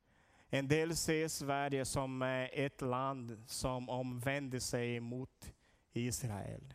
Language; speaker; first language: Swedish; non-native, learner; Portuguese